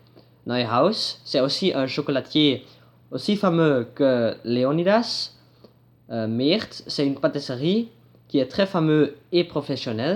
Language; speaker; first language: French; non-native, learner; Dutch